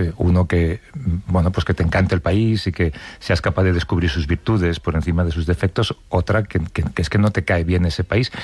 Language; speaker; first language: Spanish; native; Spanish